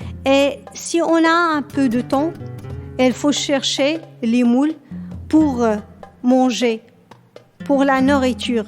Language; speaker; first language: French; non-native, local second language; Berber languages